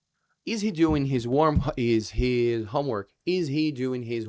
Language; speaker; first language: English; non-native, fluent; Portuguese